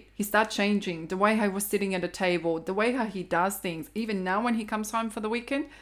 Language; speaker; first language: English; non-native, fluent; Croatian